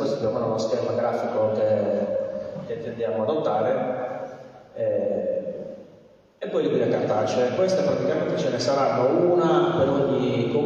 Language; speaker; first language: Italian; native; Italian